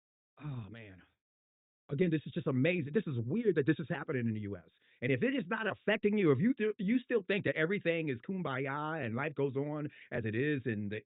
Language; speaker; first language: English; native; English